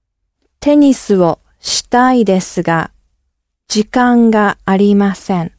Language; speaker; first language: Japanese; non-native, learner; English